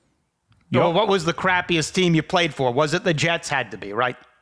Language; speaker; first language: English; native; English